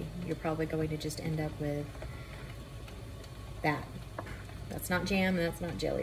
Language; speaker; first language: English; native; English